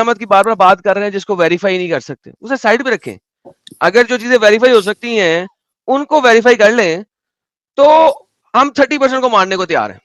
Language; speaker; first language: Urdu; native; Urdu